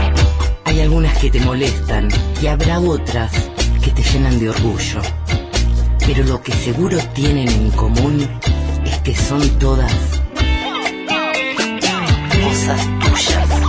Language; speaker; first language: Spanish; native; Spanish